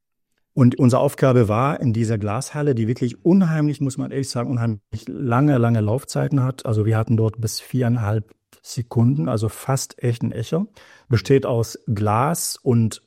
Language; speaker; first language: German; native; German